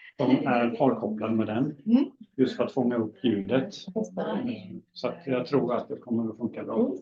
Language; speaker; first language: Swedish; native; Swedish